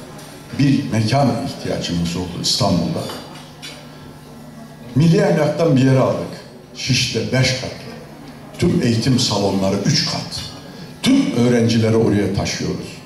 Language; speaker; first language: Turkish; native; Turkish